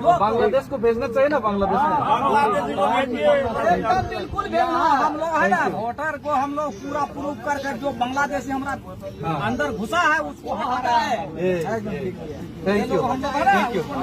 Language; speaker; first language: Hindi; non-native, local second language; Kok Borok